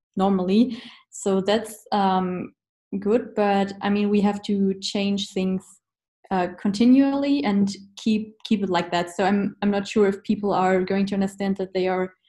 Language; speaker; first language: English; non-native, fluent; German